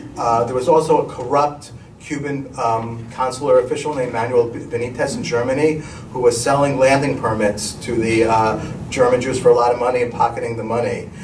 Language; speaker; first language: English; native; English